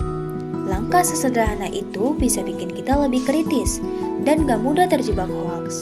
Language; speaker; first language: Indonesian; native; Indonesian